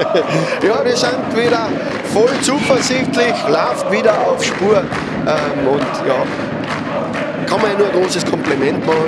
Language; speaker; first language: German; native; German